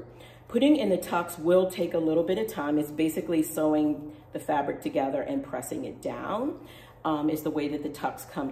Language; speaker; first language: English; native; English